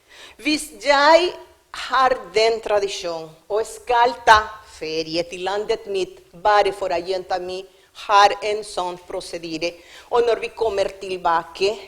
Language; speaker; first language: Norwegian; non-native, learner; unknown